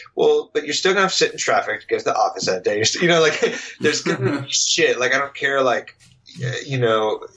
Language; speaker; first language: English; native; English